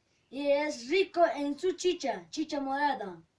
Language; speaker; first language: Spanish; non-native, local second language; Quechua